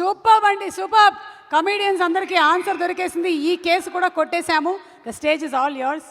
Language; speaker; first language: Telugu; native; Telugu